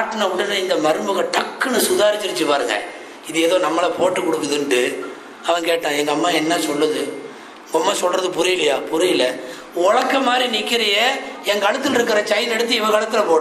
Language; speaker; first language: Tamil; native; Tamil